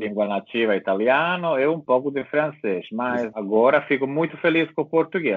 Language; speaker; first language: Portuguese; non-native, learner; Italian